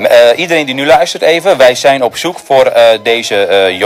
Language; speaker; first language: Dutch; non-native, fluent; Spanish